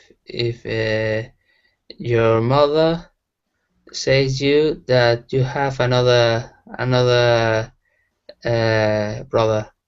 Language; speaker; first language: English; non-native, learner; Spanish